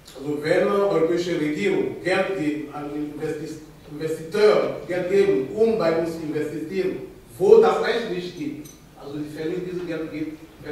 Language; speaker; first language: German; non-native, fluent; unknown